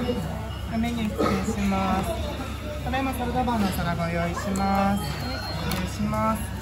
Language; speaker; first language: Japanese; native; Japanese